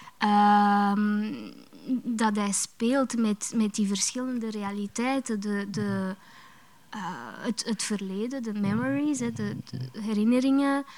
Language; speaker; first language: Dutch; early bilingual, other home language; Romanian